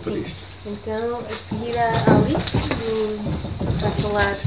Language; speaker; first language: Portuguese; non-native, learner; English